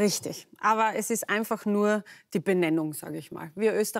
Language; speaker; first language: German; native; German